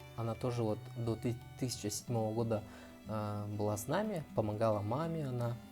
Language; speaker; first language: Russian; early bilingual, other home language; Tajik